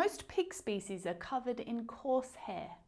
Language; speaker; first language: English; native; English